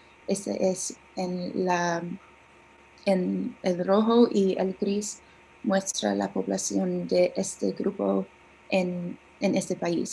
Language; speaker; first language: Spanish; non-native, learner; English